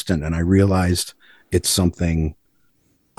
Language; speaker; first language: English; native; English